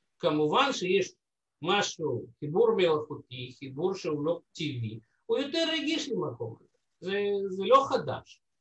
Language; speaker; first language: Hebrew; non-native, fluent; Russian